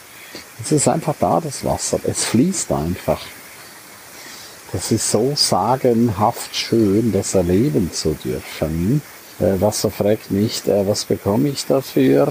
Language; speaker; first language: German; native; German